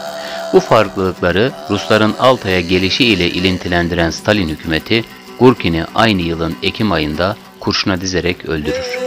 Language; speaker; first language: Turkish; native; Turkish